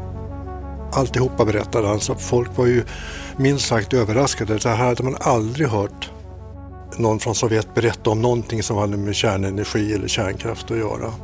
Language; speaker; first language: Swedish; native; Swedish